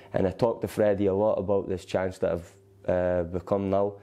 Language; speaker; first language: English; native; English